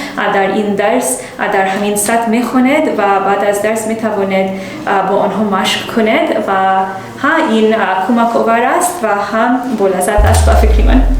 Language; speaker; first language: Persian; non-native, learner; English